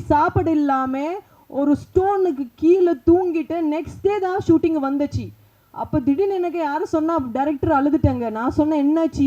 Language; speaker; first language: Tamil; non-native, fluent; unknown